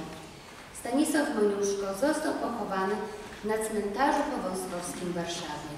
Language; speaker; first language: Polish; native; Polish